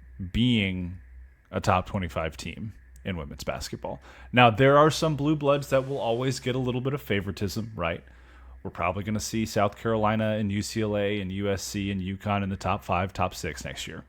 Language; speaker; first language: English; native; English